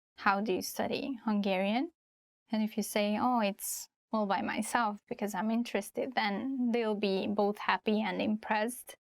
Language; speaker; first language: English; non-native, fluent; Hungarian